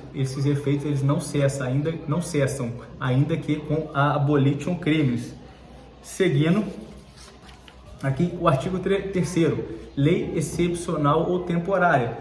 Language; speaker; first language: Portuguese; native; Portuguese